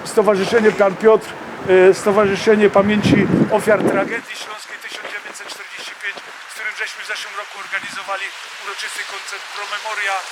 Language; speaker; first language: Polish; native; Polish